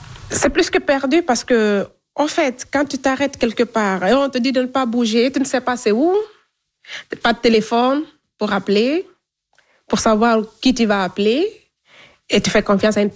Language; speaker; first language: French; non-native, local second language; Fula